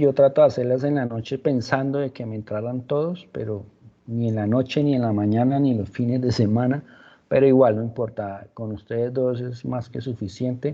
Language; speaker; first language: Spanish; native; Spanish